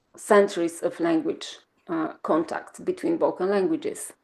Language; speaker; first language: English; non-native, fluent; Bulgarian